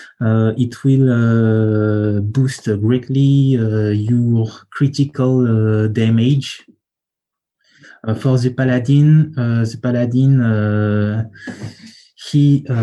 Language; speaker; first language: English; non-native, learner; French